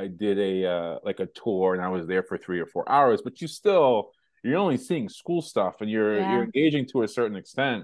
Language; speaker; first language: English; native; English